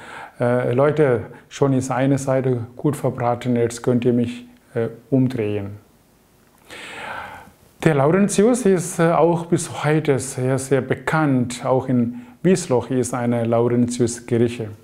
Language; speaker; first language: German; non-native, fluent; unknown